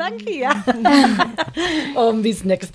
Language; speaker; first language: German; non-native, learner; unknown